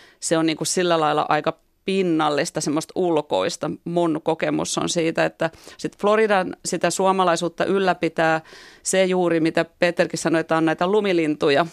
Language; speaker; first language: Finnish; native; Finnish